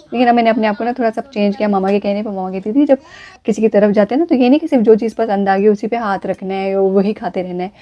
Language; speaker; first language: Urdu; native; Urdu